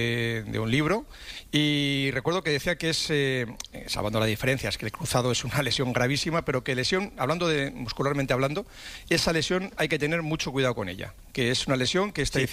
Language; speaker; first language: Spanish; native; Spanish